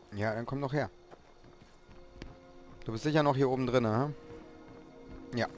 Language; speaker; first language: German; native; German